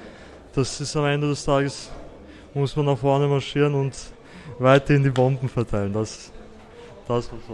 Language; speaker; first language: German; early bilingual, other home language; Serbian